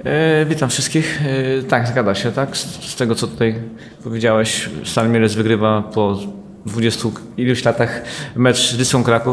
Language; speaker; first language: Polish; native; Polish